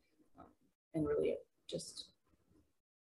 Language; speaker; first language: English; native; English